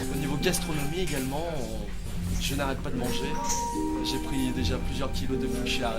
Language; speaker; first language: French; native; French